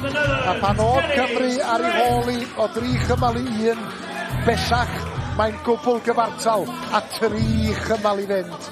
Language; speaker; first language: Welsh; native; Welsh